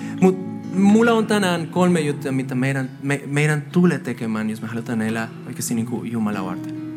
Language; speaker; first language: Finnish; non-native, fluent; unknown